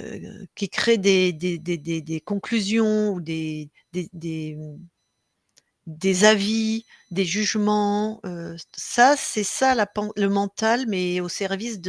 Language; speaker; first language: French; native; French